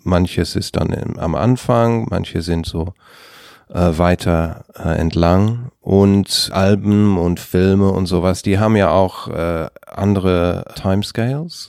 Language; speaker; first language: German; non-native, fluent; English